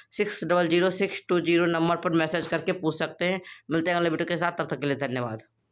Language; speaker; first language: Hindi; native; Hindi